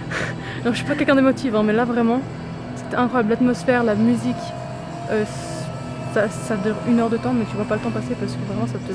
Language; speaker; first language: French; native; French